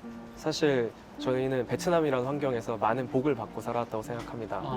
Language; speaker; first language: Korean; native; Korean